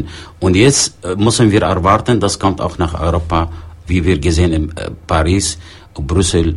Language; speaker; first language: German; non-native, fluent; Arabic